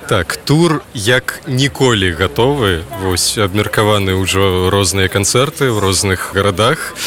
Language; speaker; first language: Belarusian; non-native, local second language; Russian